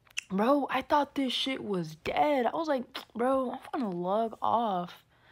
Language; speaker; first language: English; early bilingual, other home language; Spanish